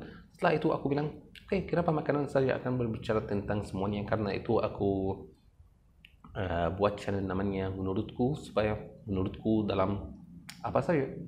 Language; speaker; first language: Indonesian; non-native, fluent; Arabic